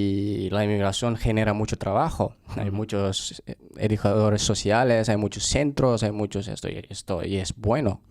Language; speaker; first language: Spanish; non-native, fluent; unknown